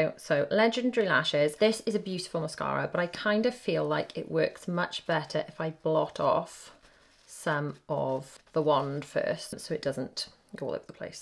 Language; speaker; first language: English; native; English